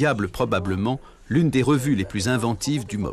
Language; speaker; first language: French; native; French